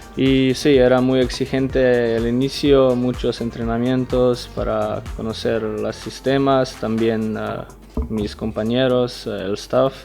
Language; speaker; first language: Spanish; non-native, fluent; Slovenian